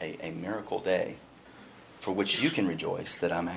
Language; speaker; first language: English; native; English